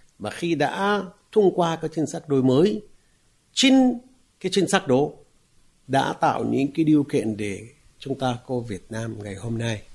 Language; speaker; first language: Vietnamese; non-native, fluent; Arabic